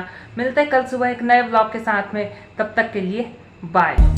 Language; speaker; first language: Hindi; native; Hindi